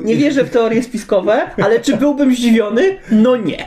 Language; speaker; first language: Polish; native; Polish